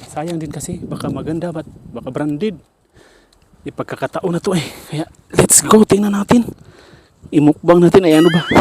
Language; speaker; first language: Filipino; native; Filipino